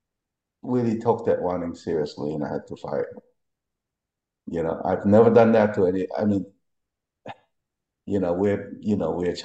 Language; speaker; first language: English; early bilingual, other home language; Cantonese